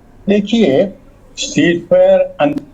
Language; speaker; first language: Hindi; non-native, local second language; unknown